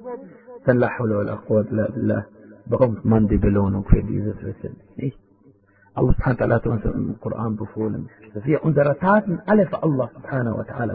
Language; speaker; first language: German; non-native, fluent; Arabic